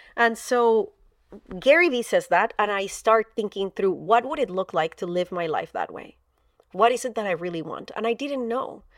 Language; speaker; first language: English; non-native, fluent; Spanish